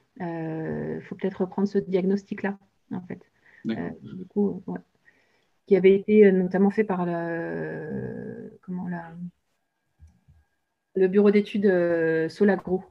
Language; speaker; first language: French; native; French